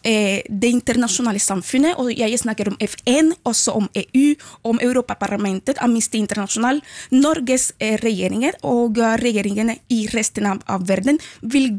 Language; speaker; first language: Norwegian; non-native, fluent; Spanish